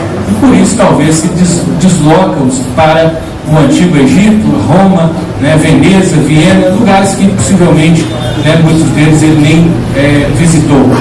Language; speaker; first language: Portuguese; native; Portuguese